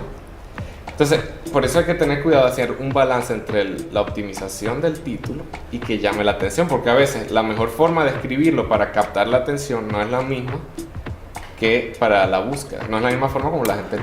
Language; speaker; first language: Spanish; native; Spanish